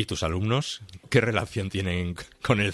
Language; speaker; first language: Spanish; native; Spanish